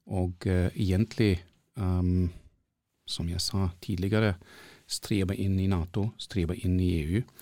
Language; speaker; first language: Norwegian; non-native, fluent; German